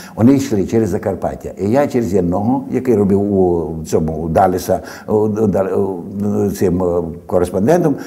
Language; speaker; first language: Ukrainian; native; Ukrainian